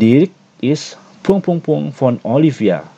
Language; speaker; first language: German; non-native, learner; Indonesian